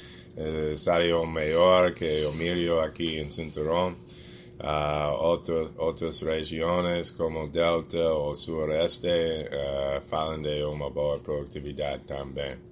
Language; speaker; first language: Portuguese; non-native, fluent; English